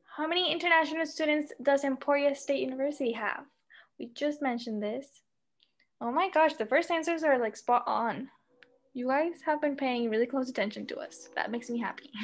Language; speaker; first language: English; non-native, fluent; Spanish